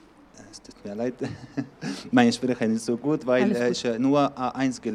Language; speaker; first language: German; non-native, learner; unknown